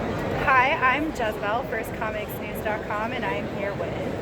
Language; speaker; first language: English; native; English